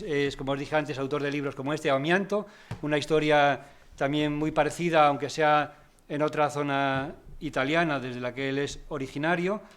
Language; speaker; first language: Spanish; native; Spanish